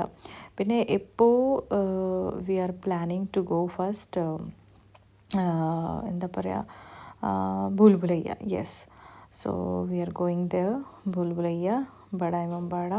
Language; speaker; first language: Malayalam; non-native, learner; Hindi